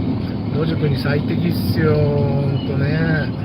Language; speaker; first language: Japanese; native; Japanese